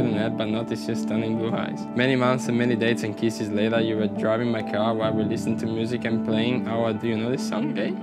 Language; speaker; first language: English; non-native, fluent; Italian